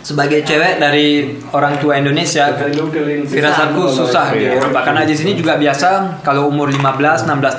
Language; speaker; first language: Indonesian; early bilingual, heritage; German